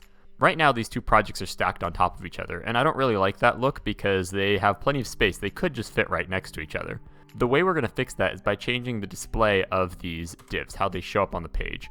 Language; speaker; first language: English; native; English